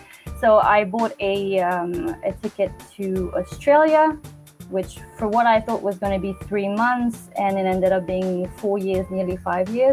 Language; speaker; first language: English; native; English